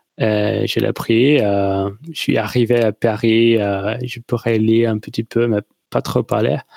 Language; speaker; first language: French; non-native, learner; English